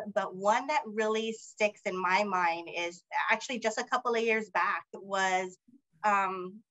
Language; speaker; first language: English; native; English